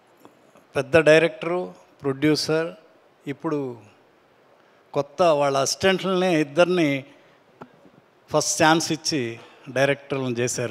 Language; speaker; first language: Telugu; non-native, learner; Tamil